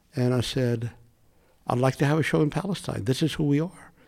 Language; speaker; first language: English; native; English